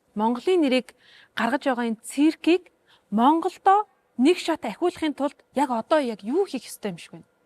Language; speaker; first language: Mongolian; native; Mongolian